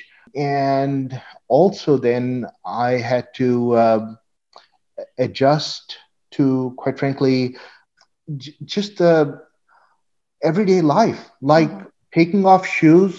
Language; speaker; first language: English; non-native, local second language; Urdu